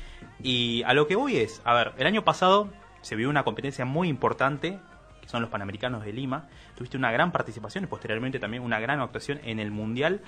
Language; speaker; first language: Spanish; native; Spanish